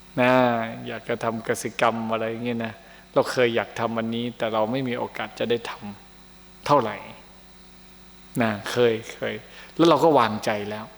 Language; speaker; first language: Thai; native; Thai